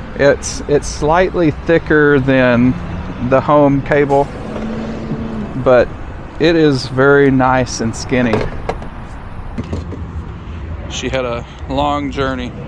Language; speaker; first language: English; native; English